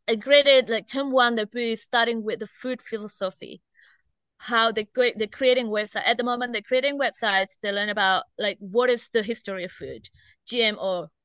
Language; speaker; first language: English; non-native, fluent; Indonesian